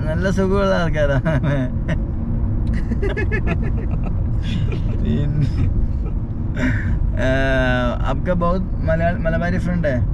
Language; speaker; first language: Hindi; non-native, local second language; Malayalam